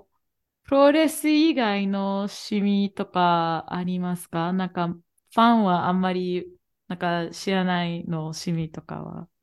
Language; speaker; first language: Japanese; non-native, fluent; English